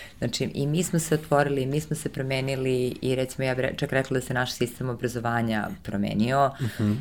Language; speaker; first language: Serbian; early bilingual, heritage; Serbian